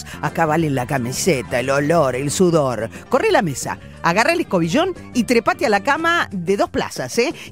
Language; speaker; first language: Spanish; native; Spanish